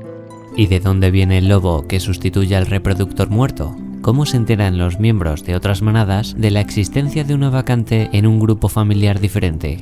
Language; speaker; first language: Spanish; native; Spanish